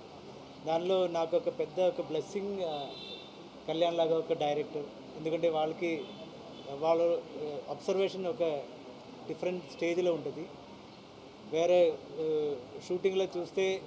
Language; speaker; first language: Telugu; non-native, fluent; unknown